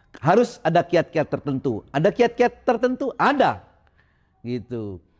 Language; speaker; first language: Indonesian; non-native, local second language; Sundanese